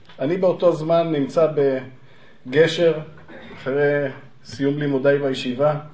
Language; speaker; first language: Hebrew; native; Hebrew